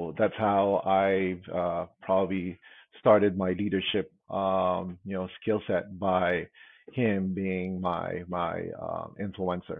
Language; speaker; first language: English; non-native, local second language; Filipino